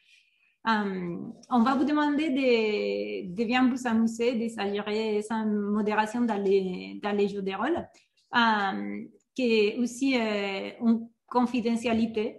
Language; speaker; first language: French; non-native, fluent; Spanish